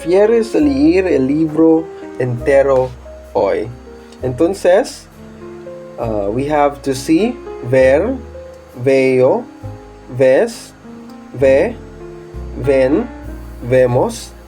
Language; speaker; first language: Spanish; non-native, learner; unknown